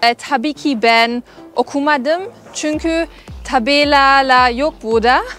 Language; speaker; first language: Turkish; non-native, learner; German